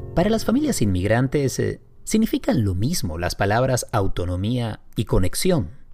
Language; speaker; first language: Spanish; native; Spanish